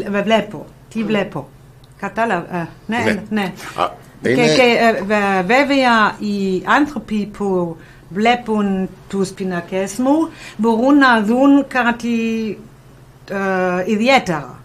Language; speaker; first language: Greek; non-native, learner; German